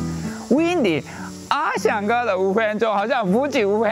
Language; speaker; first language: Chinese; non-native, fluent; Japanese